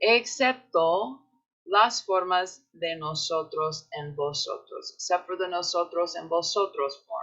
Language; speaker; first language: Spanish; non-native, fluent; English